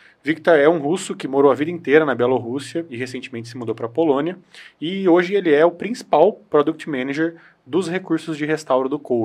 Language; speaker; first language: Portuguese; native; Portuguese